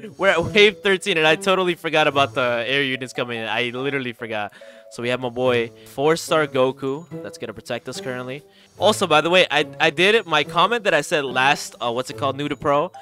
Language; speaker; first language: English; early bilingual, other home language; Spanish